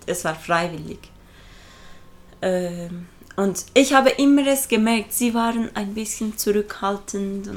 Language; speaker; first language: German; non-native, fluent; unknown